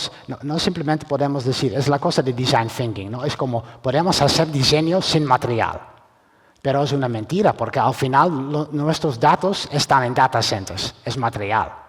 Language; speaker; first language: Spanish; non-native, fluent; Dutch